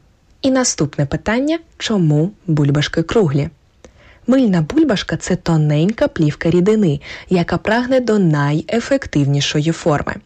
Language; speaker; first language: Ukrainian; native; Ukrainian